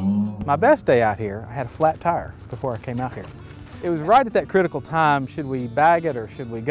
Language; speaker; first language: English; native; English